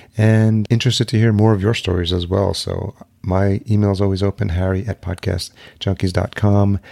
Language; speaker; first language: English; early bilingual, other home language; Spanish